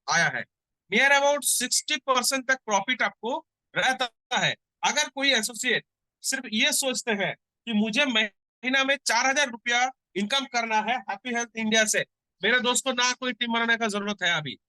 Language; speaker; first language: Hindi; non-native, local second language; Bangla